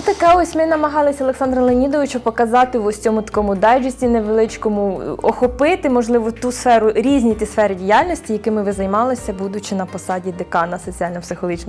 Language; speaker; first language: Ukrainian; native; Ukrainian